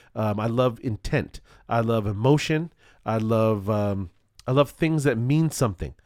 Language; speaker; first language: English; native; English